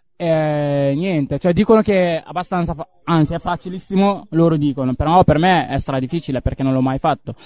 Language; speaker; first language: Italian; early bilingual, other home language; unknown